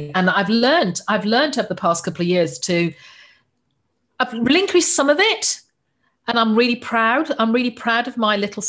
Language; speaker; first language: English; native; English